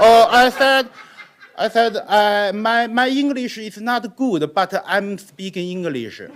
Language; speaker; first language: English; non-native, learner; Chinese